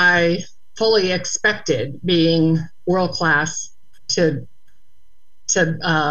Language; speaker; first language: English; native; English